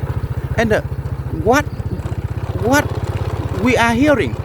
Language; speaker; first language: English; non-native, learner; Vietnamese